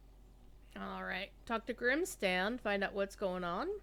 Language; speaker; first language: English; native; English